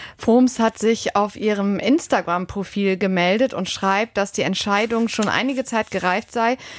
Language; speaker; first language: German; native; German